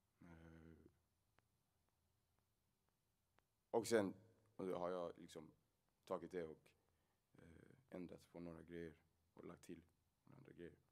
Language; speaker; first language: Swedish; non-native, fluent; English